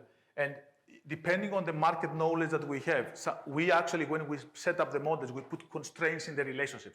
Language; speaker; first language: English; non-native, fluent; Greek